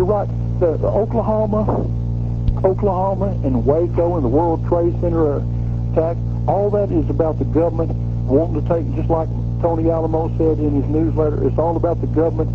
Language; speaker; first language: English; native; English